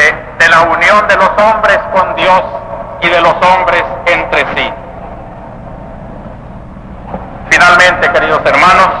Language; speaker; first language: Spanish; native; Spanish